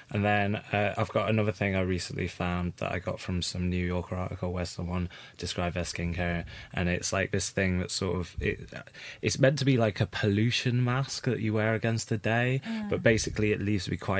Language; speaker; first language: English; native; English